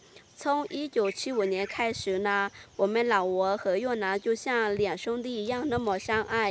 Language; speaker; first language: Chinese; non-native, fluent; Lao